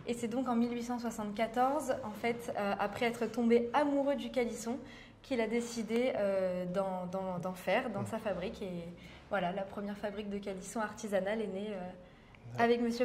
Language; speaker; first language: French; native; French